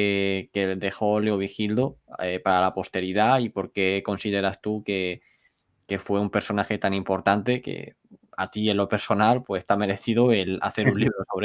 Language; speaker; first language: Spanish; native; Spanish